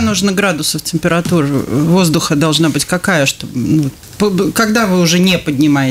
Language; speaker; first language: Russian; native; Russian